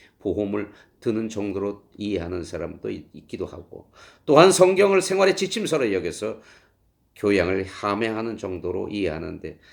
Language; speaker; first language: Korean; native; Korean